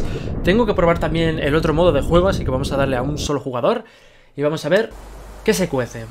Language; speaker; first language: Spanish; native; Spanish